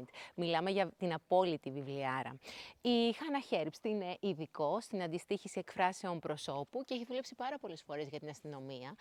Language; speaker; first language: Greek; native; Greek